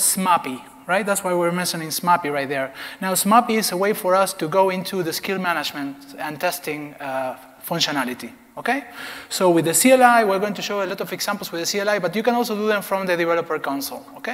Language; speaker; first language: English; non-native, fluent; Spanish